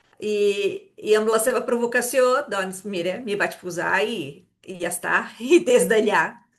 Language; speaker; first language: Catalan; non-native, fluent; Portuguese